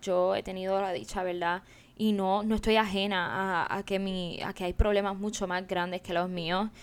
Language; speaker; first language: Spanish; early bilingual, heritage; Spanish